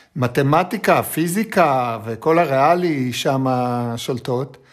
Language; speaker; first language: Hebrew; native; Hebrew